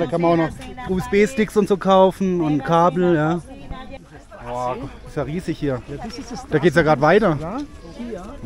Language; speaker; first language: German; native; German